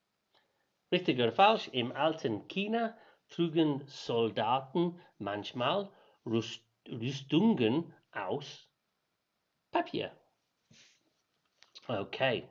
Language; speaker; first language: German; non-native, learner; English